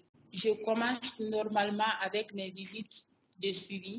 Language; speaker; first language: French; non-native, local second language; Bambara